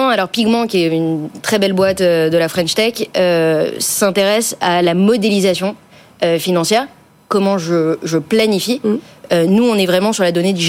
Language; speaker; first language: French; native; French